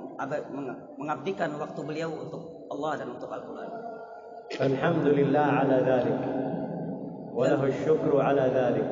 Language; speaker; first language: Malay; non-native, learner; Arabic